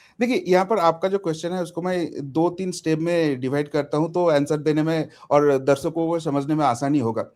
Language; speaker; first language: Hindi; non-native, local second language; Bangla